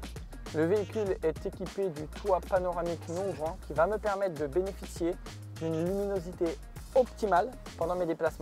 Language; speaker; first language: French; native; French